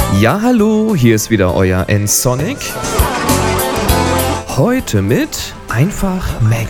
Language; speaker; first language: German; native; German